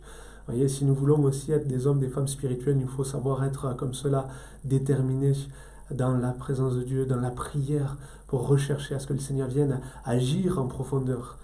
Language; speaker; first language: French; native; French